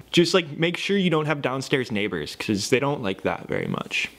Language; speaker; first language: English; native; English